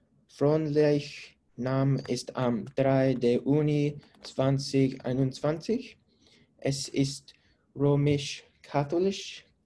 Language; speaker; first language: German; non-native, learner; English